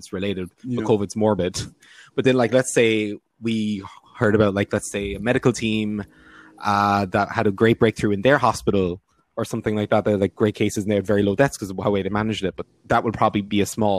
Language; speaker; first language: English; native; English